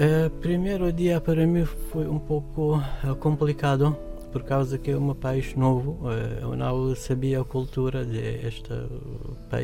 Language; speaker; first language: Portuguese; non-native, learner; Arabic